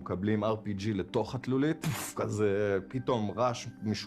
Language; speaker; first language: Hebrew; native; Hebrew